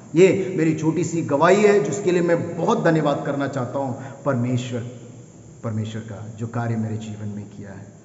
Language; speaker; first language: Hindi; non-native, local second language; Kannada